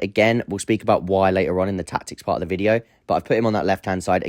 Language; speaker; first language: English; native; English